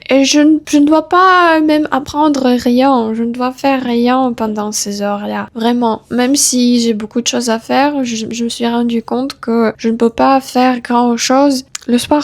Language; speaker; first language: French; non-native, fluent; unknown